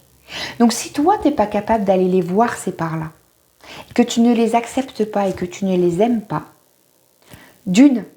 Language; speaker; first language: French; native; French